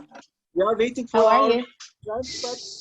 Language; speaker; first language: English; non-native, fluent; Turkish